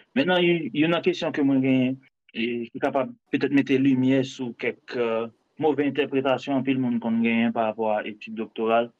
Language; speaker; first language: French; non-native, local second language; Haitian Creole